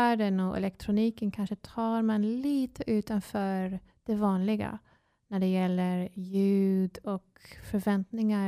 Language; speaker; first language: Swedish; non-native, fluent; English